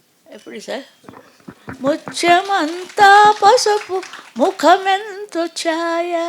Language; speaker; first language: Telugu; native; Telugu